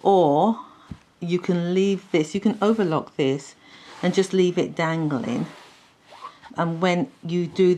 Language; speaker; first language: English; native; English